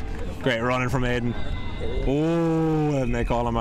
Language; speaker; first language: English; native; English